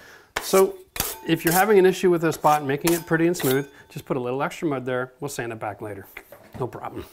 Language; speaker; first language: English; native; English